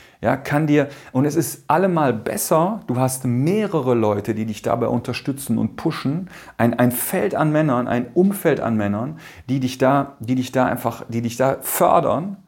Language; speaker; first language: German; native; German